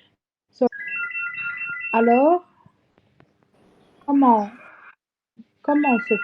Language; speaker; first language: French; non-native, fluent; English